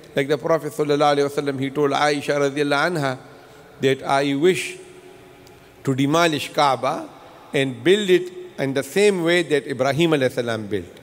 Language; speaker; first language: English; non-native, local second language; Urdu